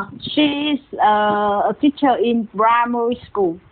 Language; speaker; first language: English; non-native, learner; Vietnamese